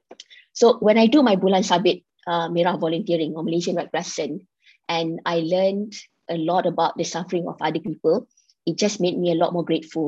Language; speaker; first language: English; non-native, local second language; Malay